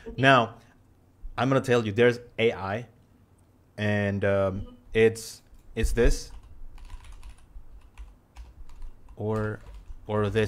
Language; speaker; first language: English; non-native, fluent; Indonesian